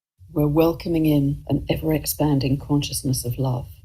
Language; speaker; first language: English; native; English